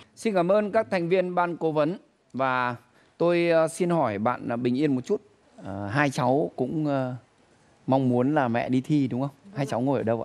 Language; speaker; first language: Vietnamese; native; Vietnamese